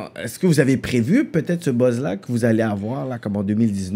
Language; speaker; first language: French; native; French